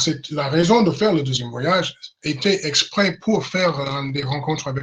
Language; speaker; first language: French; non-native, fluent; English